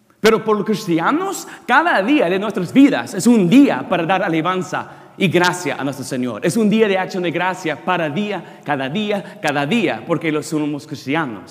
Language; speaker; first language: Spanish; non-native, learner; English